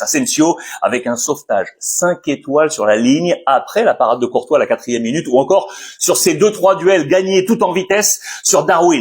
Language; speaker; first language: French; native; French